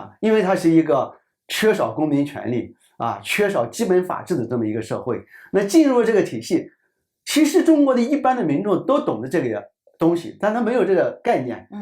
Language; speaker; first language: Chinese; native; Chinese